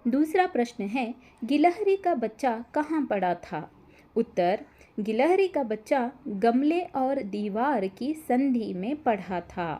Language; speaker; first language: Hindi; non-native, local second language; Kannada